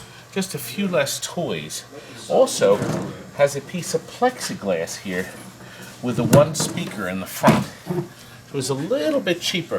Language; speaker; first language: English; native; English